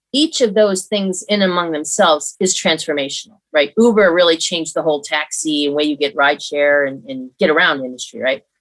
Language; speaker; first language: English; native; English